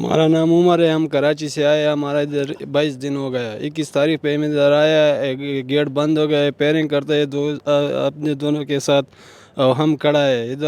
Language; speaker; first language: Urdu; non-native, local second language; Pashto